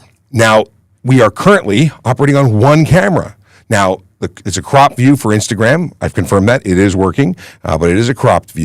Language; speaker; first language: English; native; English